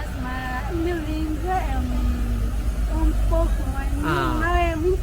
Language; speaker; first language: Portuguese; non-native, learner; Tetum